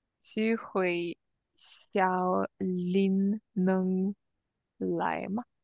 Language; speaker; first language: Chinese; non-native, learner; English